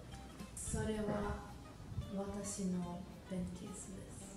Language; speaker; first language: Japanese; non-native, learner; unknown